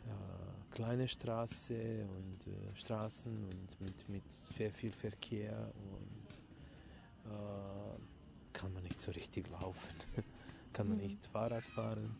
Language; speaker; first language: German; non-native, fluent; Serbian